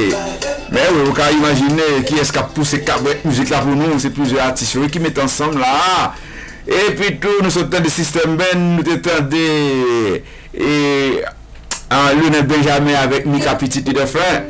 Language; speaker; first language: French; non-native, local second language; Haitian Creole